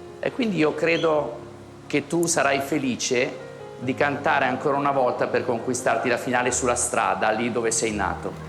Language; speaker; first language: Italian; native; Italian